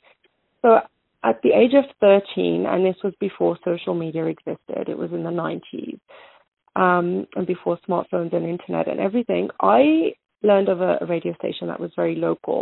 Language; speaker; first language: English; native; English